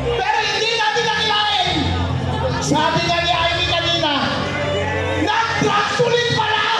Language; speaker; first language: Filipino; non-native, local second language; Iloko